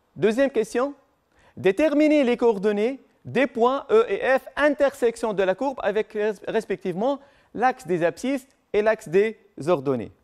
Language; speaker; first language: French; non-native, local second language; Arabic